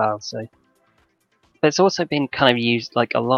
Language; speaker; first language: English; native; English